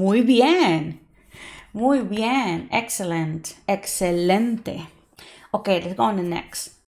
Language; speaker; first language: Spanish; non-native, fluent; English